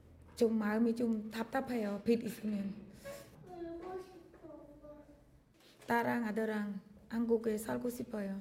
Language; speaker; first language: Korean; non-native, learner; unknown